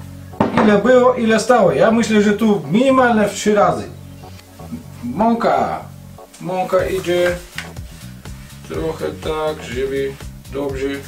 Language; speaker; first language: Polish; non-native, learner; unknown